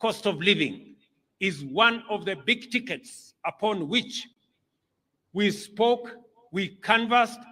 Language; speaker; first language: English; non-native, local second language; Kalenjin